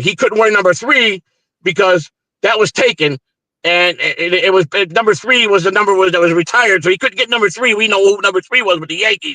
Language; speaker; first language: English; native; English